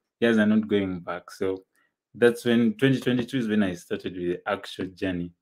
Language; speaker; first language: English; non-native, local second language; Ganda